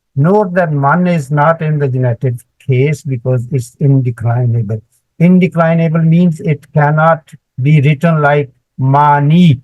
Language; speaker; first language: English; non-native, local second language; Urdu